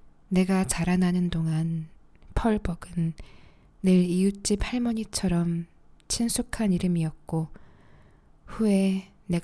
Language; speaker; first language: Korean; native; Korean